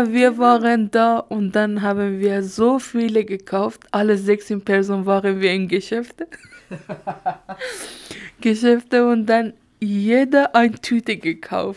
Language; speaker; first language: German; non-native, learner; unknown